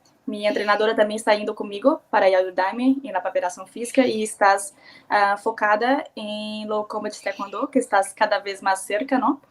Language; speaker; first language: Spanish; non-native, learner; Portuguese